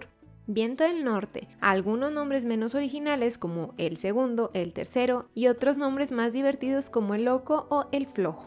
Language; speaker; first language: Spanish; native; Spanish